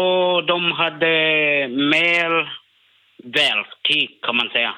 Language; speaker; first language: Swedish; non-native, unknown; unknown